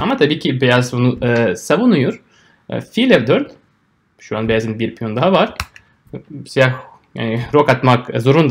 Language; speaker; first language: Turkish; non-native, fluent; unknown